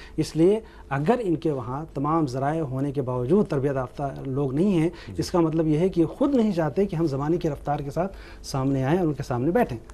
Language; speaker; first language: Urdu; native; Urdu